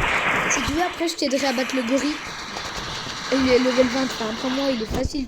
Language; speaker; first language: French; native; French